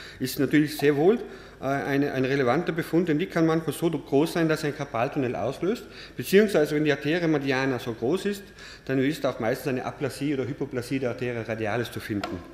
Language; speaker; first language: German; native; German